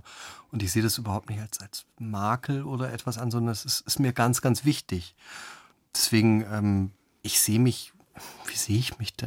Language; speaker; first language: German; native; German